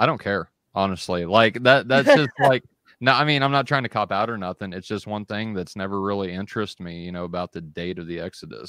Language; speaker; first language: English; native; English